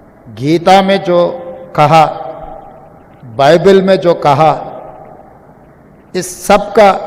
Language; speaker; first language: Hindi; non-native, local second language; Telugu